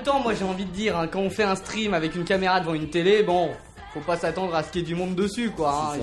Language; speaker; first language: French; native; French